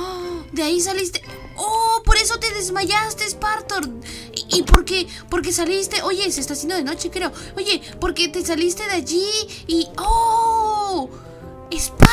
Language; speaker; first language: Spanish; native; Spanish